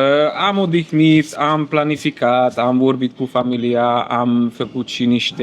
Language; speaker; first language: Romanian; non-native, fluent; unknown